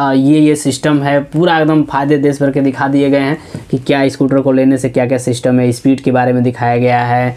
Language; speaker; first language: Hindi; native; Hindi